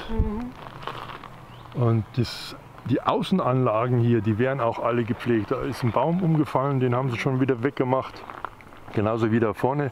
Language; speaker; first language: German; native; German